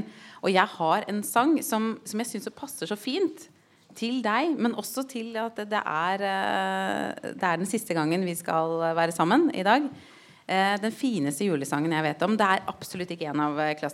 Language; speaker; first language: Norwegian; native; Norwegian